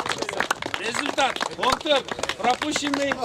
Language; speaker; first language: Russian; non-native, learner; Kyrgyz